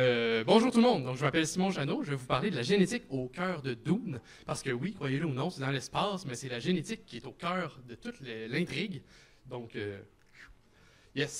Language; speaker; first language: French; native; French